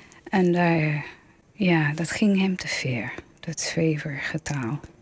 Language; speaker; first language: Dutch; non-native, fluent; English